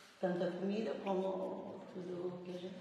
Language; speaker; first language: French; non-native, learner; Portuguese